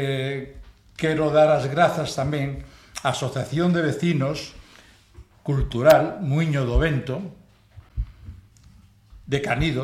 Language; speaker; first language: Galician; non-native, local second language; Spanish